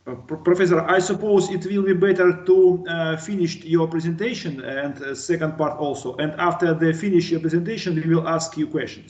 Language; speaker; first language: English; non-native, learner; Russian